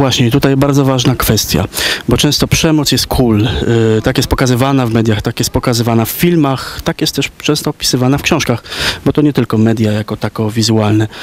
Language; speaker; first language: Polish; native; Polish